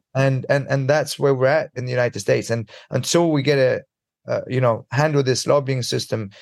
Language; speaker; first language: English; early bilingual, other home language; Swedish